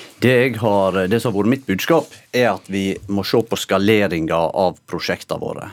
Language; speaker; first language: Norwegian; native; Norwegian